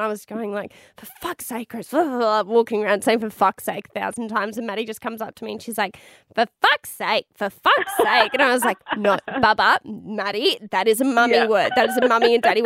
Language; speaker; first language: English; native; English